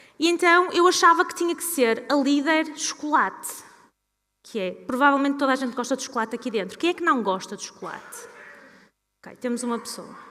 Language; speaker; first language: Portuguese; native; Portuguese